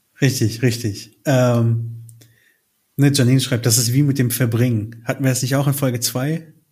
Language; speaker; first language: German; early bilingual, other home language; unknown